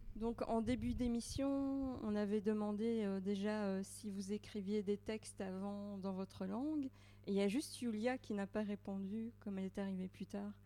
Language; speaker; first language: French; native; French